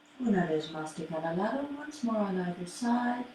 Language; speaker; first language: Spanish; non-native, fluent; English